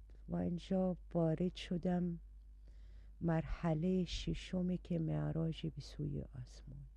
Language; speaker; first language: Persian; non-native, learner; Arabic